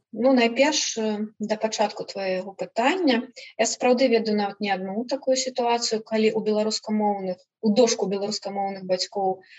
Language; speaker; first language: Belarusian; non-native, local second language; Russian